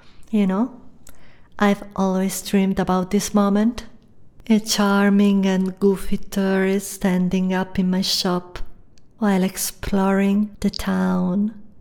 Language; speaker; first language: English; non-native, fluent; Italian